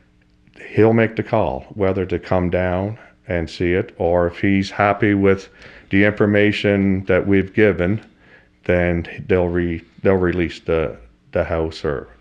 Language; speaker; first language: English; native; English